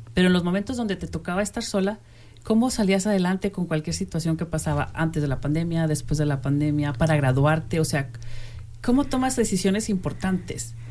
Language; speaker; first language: Spanish; native; Spanish